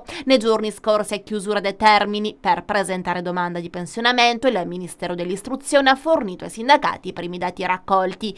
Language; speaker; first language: Italian; native; Italian